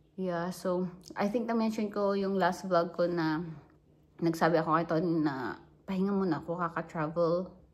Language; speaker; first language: Filipino; non-native, local second language; Hiligaynon